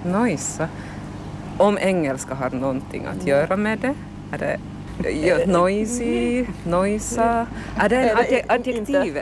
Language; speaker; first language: Swedish; non-native, fluent; Finnish